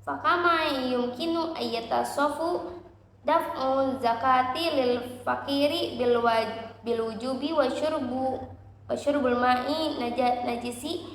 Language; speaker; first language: Arabic; non-native, learner; Indonesian